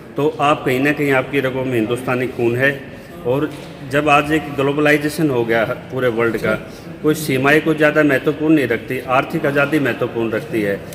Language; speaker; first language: Hindi; native; Hindi